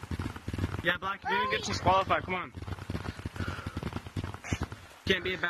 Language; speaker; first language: English; native; English